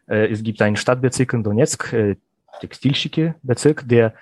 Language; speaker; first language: German; non-native, fluent; Russian